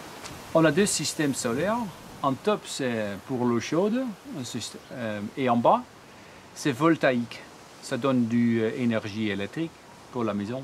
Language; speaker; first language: French; non-native, learner; Dutch